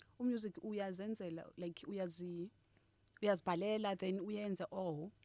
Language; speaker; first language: Zulu; non-native, local second language; Xhosa